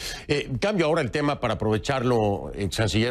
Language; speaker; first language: Spanish; native; Spanish